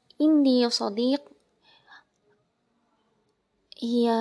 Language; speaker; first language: Arabic; non-native, learner; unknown